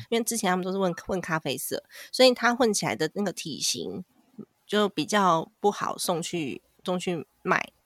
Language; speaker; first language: Chinese; native; Chinese